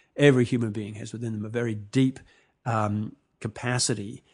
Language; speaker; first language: English; native; English